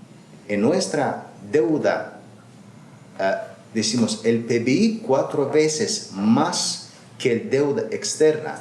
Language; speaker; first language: Spanish; non-native, learner; Azerbaijani